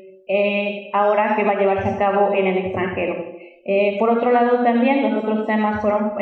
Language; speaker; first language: Spanish; native; Spanish